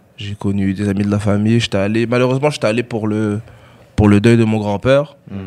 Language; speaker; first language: French; early bilingual, other home language; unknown